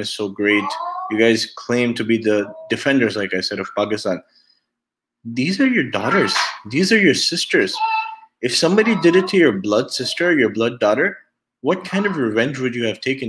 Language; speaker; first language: English; native; English